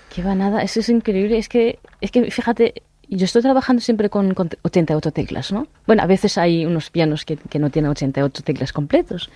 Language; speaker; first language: Spanish; non-native, fluent; Japanese